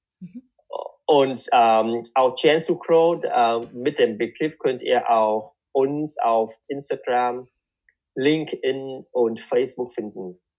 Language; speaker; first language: German; non-native, fluent; Vietnamese